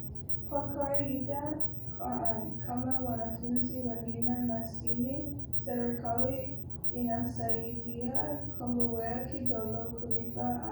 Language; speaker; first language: Swahili; non-native, learner; English